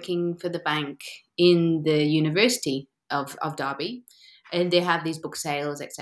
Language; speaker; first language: English; native; English